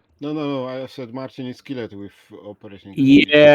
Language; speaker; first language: English; non-native, learner; Polish